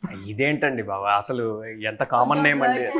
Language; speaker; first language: Telugu; native; Telugu